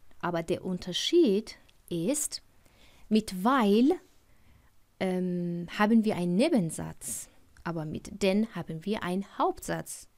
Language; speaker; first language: German; non-native, fluent; Persian